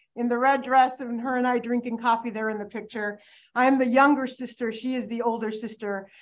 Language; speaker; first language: English; early bilingual, other home language; Spanish